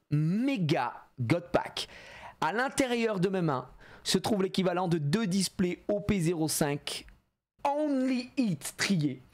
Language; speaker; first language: French; native; French